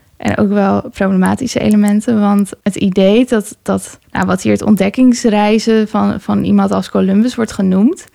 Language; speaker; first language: Dutch; native; Dutch